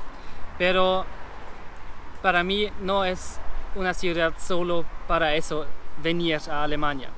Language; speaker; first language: Spanish; non-native, learner; German